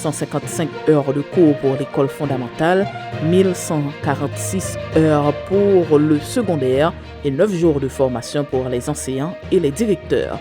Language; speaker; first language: French; non-native, local second language; Haitian Creole